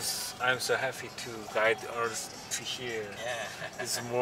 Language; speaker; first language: English; non-native, learner; Korean